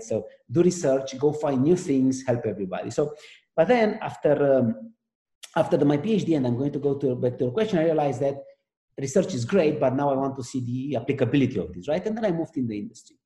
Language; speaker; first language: English; non-native, fluent; Romanian